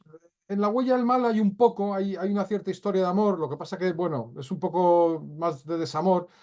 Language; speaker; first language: Spanish; native; Spanish